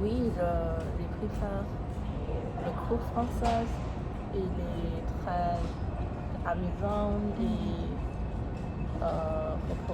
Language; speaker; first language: French; non-native, learner; English